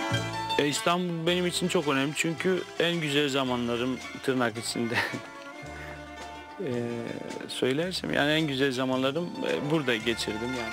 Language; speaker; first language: Turkish; non-native, fluent; Greek